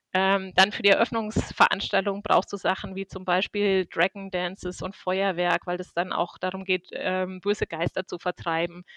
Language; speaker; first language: German; native; German